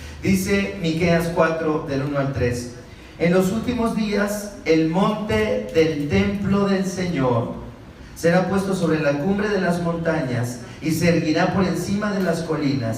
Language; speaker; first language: Spanish; native; Spanish